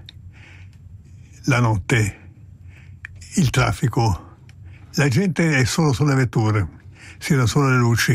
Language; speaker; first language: Italian; native; Italian